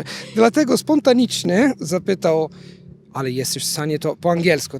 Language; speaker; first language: Polish; non-native, fluent; Italian